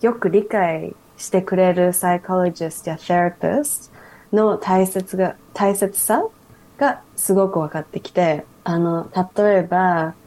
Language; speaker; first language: Japanese; early bilingual, heritage; English